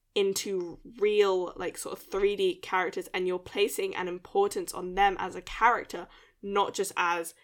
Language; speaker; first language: English; early bilingual, other home language; Malay